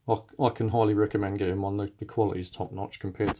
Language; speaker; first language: English; native; English